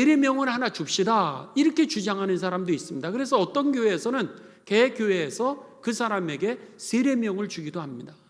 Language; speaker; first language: Korean; native; Korean